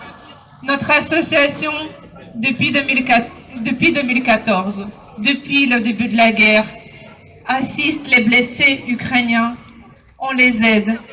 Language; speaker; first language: French; non-native, fluent; Ukrainian